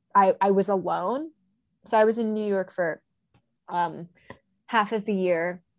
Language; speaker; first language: English; non-native, local second language; Japanese